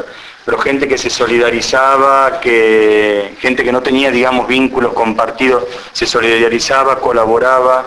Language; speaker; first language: Spanish; native; Spanish